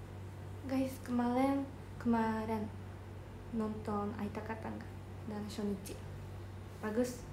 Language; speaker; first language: Indonesian; non-native, learner; Japanese